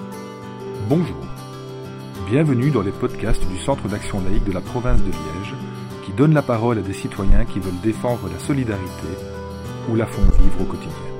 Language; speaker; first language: French; native; French